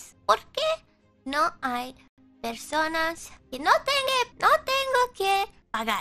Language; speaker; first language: Spanish; non-native, learner; English